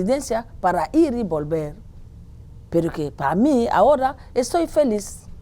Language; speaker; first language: Spanish; non-native, learner; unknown